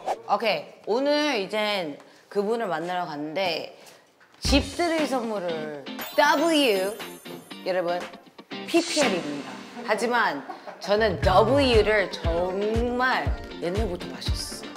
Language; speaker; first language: Korean; early bilingual, heritage; Korean